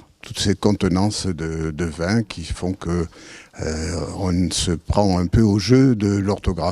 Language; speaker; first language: French; native; French